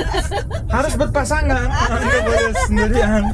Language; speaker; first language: Indonesian; non-native, fluent; Uzbek